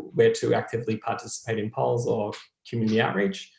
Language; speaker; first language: English; native; English